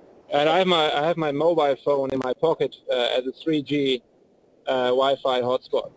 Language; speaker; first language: English; non-native, fluent; German